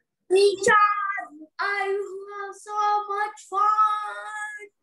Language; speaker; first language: English; non-native, learner; Arabic